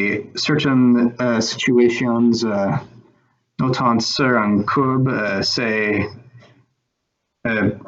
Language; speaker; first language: French; non-native, learner; English